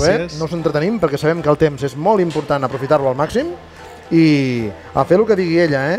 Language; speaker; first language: Catalan; native; Catalan